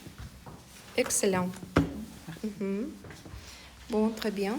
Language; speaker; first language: French; non-native, fluent; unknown